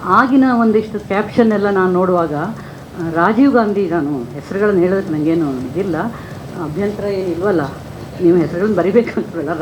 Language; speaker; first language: Kannada; native; Kannada